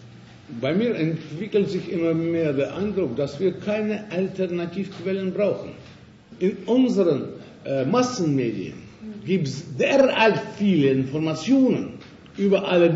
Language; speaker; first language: German; non-native, fluent; Russian